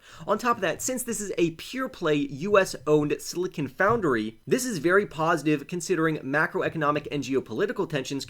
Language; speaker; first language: English; native; English